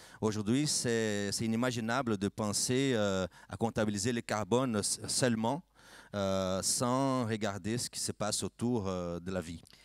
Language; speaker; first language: French; non-native, fluent; Portuguese